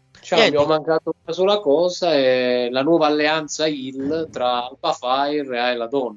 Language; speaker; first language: Italian; native; Italian